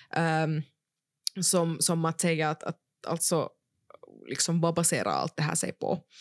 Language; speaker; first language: Swedish; native; Swedish